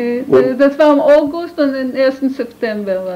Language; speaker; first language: German; non-native, fluent; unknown